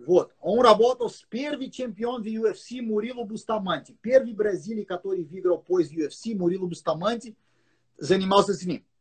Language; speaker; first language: Russian; non-native, learner; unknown